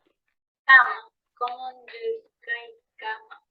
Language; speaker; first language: French; non-native, learner; Spanish